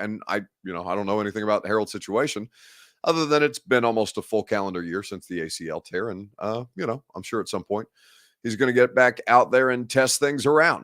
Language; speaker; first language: English; native; English